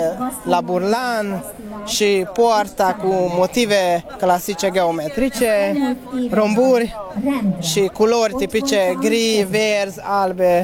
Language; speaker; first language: Romanian; non-native, learner; Hungarian